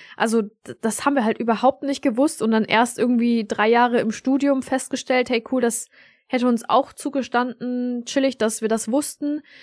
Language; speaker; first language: German; early bilingual, other home language; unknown